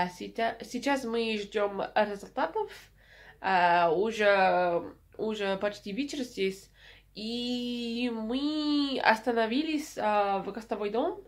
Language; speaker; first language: Russian; non-native, fluent; English